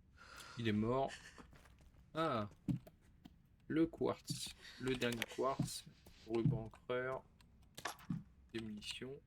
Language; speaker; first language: French; native; French